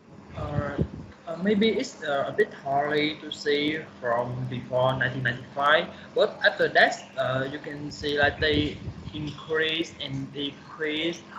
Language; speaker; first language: English; non-native, learner; Vietnamese